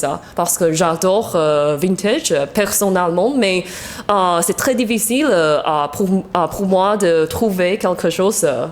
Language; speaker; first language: French; non-native, learner; Chinese